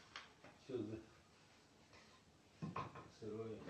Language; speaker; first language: Russian; native; Russian